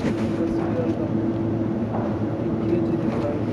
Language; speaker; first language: Hindi; non-native, local second language; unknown